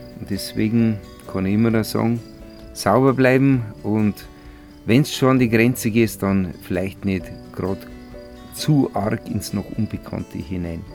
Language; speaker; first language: German; native; German